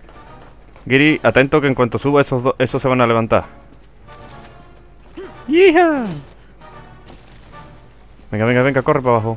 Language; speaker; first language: Spanish; native; Spanish